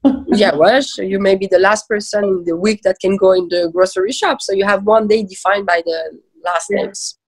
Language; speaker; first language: English; early bilingual, other home language; Persian